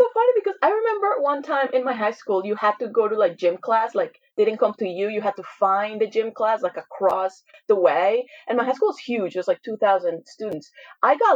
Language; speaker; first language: English; non-native, fluent; Spanish